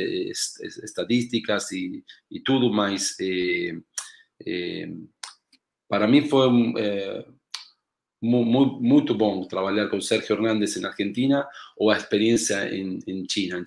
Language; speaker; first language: Portuguese; non-native, learner; Spanish